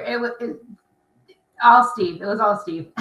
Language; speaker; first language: English; native; English